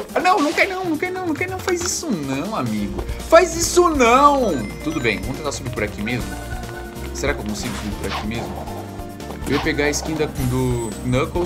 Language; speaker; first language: Portuguese; native; Portuguese